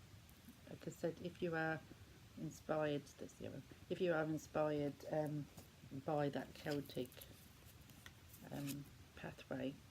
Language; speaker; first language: English; native; English